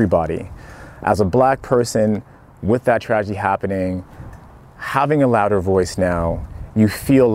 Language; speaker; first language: English; native; English